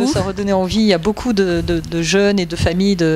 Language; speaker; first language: French; native; French